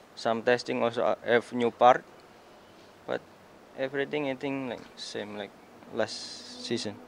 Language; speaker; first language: English; non-native, learner; Indonesian